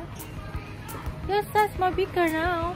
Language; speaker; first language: English; non-native, learner; Indonesian